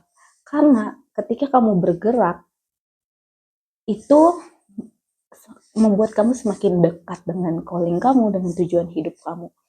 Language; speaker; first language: Indonesian; native; Indonesian